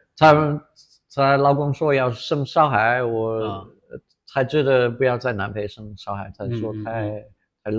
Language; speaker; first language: Chinese; non-native, fluent; English